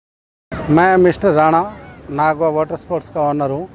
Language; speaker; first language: Hindi; non-native, local second language; Gujarati